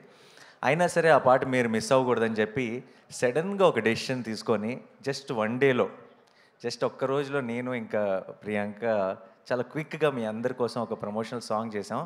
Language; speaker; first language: Telugu; native; Telugu